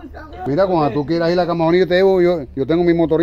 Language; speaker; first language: Spanish; native; Spanish